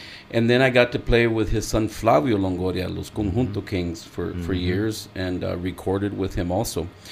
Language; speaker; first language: English; early bilingual, other home language; Spanish